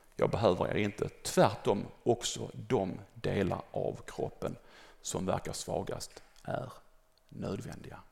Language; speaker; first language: Swedish; native; Swedish